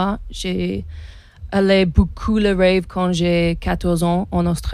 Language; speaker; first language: French; non-native, learner; English